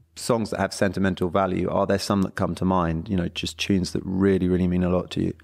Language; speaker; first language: English; early bilingual, other home language; Portuguese